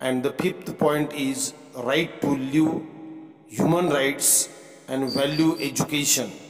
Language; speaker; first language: English; non-native, local second language; Marathi